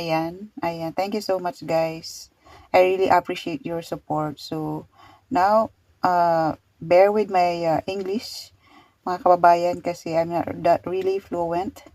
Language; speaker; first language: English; non-native, local second language; Filipino